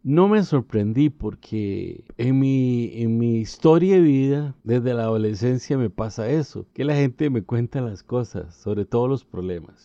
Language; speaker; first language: Spanish; native; Spanish